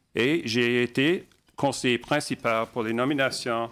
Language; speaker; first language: French; non-native, local second language; English